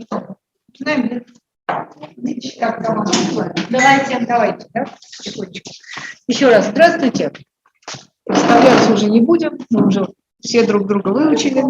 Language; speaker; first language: Russian; native; Russian